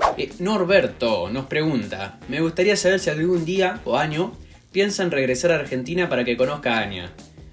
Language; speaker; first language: Spanish; native; Spanish